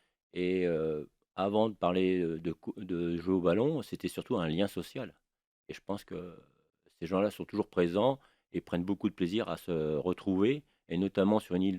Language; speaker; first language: French; native; French